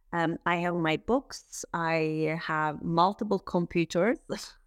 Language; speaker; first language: English; non-native, fluent; Turkish